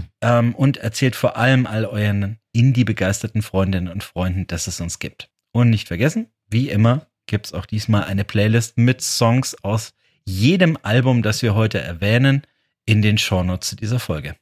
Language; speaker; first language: German; native; German